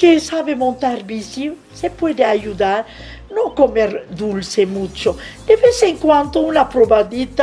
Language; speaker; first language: Spanish; non-native, fluent; Arabic